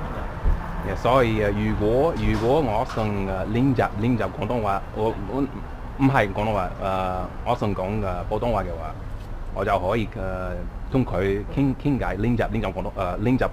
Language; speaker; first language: Cantonese; non-native, learner; English